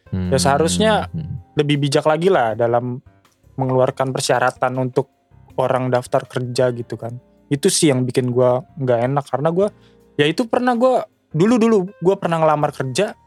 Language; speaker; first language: Indonesian; native; Indonesian